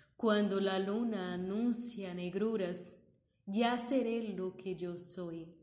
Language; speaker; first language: Spanish; non-native, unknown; Portuguese